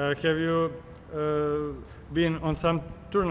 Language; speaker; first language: English; non-native, learner; Serbian